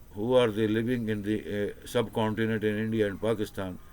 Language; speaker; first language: English; non-native, local second language; Urdu